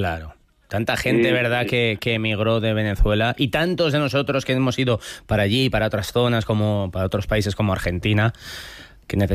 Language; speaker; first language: Spanish; native; Spanish